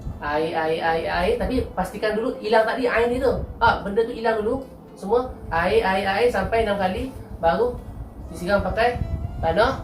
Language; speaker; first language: Malay; native; Malay